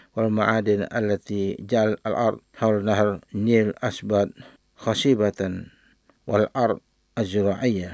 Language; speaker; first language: Arabic; non-native, fluent; Indonesian